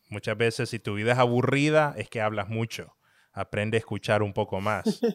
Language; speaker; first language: Spanish; native; Spanish